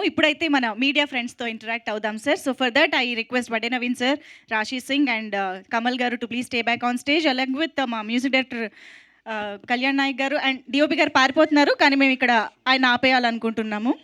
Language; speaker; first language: Telugu; native; Telugu